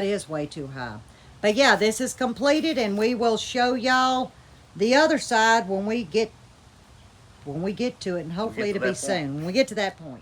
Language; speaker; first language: English; native; English